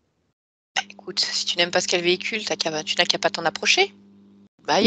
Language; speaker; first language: French; native; French